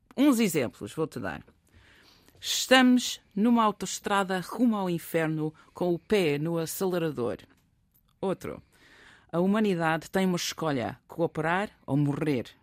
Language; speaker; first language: Portuguese; non-native, fluent; English